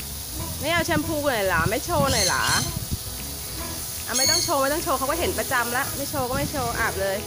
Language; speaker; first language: Thai; native; Thai